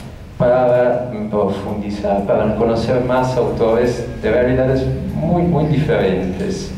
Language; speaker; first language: Spanish; non-native, fluent; Italian